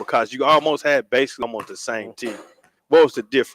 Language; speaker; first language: English; native; English